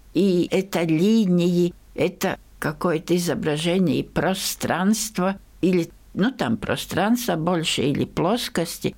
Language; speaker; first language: Russian; non-native, local second language; Latvian